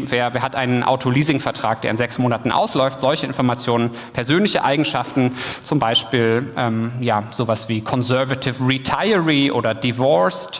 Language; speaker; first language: German; native; German